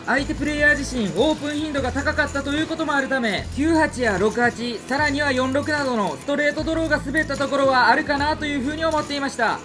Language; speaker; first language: Japanese; native; Japanese